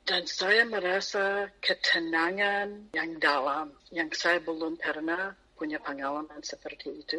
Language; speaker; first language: Indonesian; non-native, fluent; English